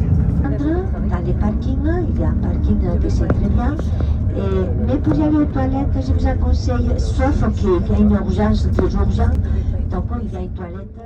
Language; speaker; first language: French; non-native, learner; Spanish